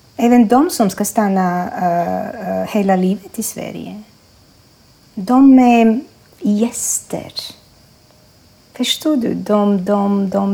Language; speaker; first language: Swedish; non-native, fluent; Croatian